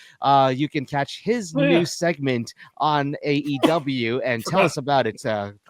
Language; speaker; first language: English; native; English